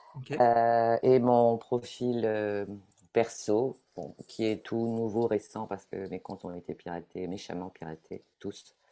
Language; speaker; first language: French; non-native, fluent; Italian